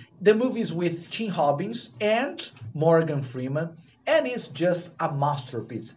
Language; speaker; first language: English; non-native, fluent; Portuguese